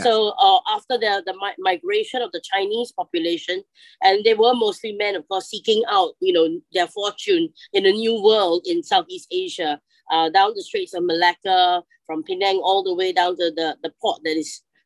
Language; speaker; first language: English; native; English